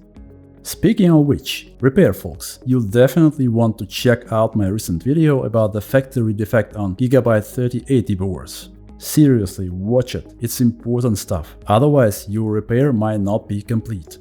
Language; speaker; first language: English; non-native, fluent; Russian